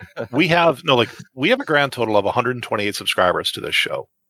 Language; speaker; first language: English; native; English